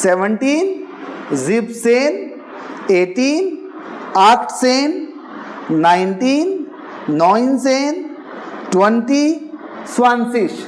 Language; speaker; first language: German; non-native, learner; Hindi